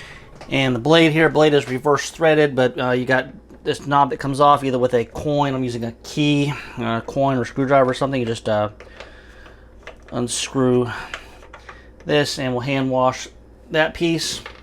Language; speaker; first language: English; native; English